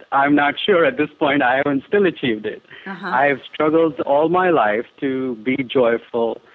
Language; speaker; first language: English; non-native, local second language; Hindi